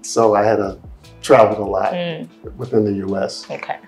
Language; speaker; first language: English; native; English